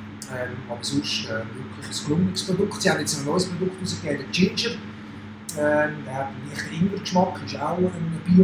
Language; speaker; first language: German; native; German